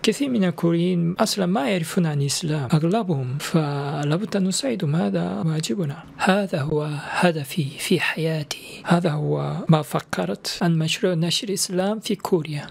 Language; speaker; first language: Arabic; non-native, fluent; Korean